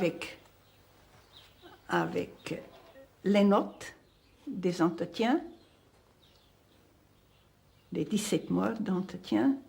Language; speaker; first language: French; non-native, fluent; Hungarian